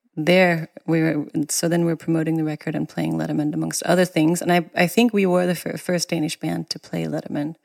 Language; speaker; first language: English; non-native, fluent; Danish